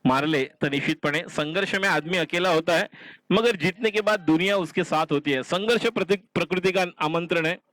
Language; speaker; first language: Hindi; non-native, local second language; Marathi